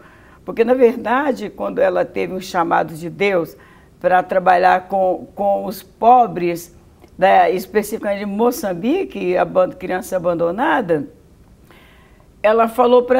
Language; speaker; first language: Portuguese; native; Portuguese